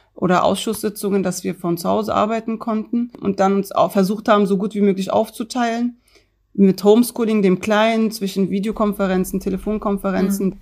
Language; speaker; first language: German; early bilingual, other home language; Turkish